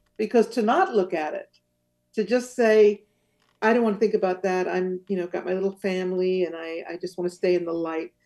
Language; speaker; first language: English; native; English